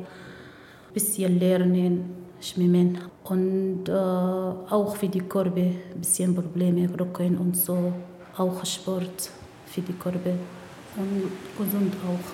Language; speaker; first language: German; non-native, learner; Arabic